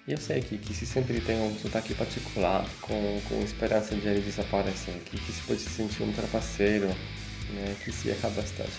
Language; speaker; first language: Portuguese; non-native, fluent; Polish